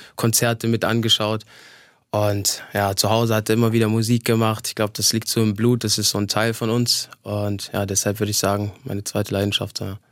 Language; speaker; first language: German; native; German